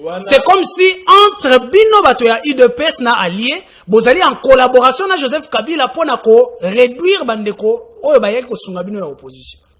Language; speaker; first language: Lingala; native; Lingala